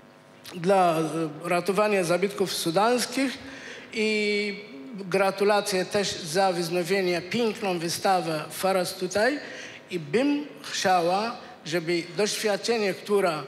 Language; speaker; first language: Polish; non-native, fluent; Arabic